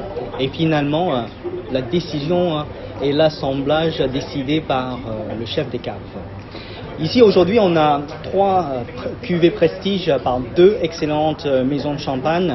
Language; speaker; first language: French; non-native, fluent; Cantonese